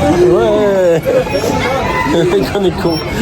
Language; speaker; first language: French; native; French